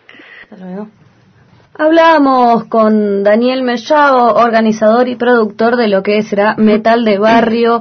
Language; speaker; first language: Spanish; native; Spanish